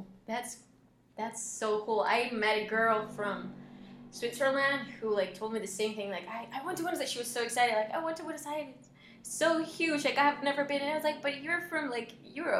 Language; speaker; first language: English; non-native, fluent; Spanish